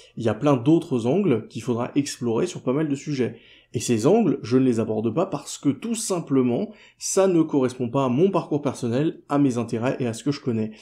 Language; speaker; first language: French; native; French